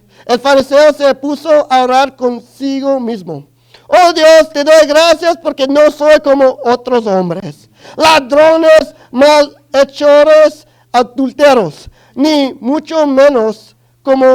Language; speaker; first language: Spanish; early bilingual, other home language; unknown